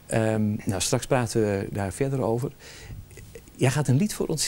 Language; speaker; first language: Dutch; native; Dutch